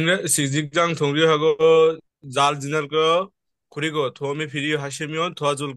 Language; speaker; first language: Korean; non-native, learner; Bangla